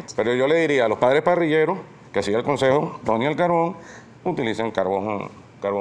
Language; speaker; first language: Spanish; native; Spanish